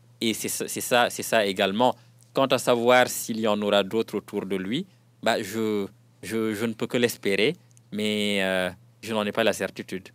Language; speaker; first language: French; non-native, local second language; Wolof